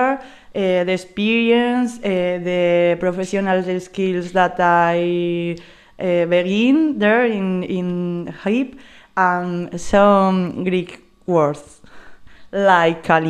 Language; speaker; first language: English; non-native, learner; Spanish